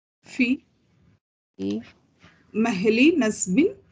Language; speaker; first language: Arabic; non-native, learner; Urdu